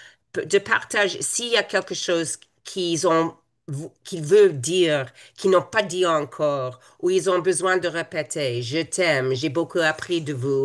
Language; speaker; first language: French; non-native, fluent; English